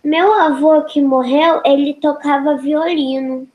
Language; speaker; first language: Portuguese; native; Portuguese